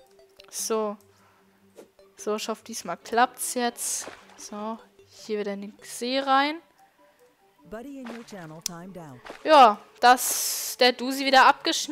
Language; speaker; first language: German; native; German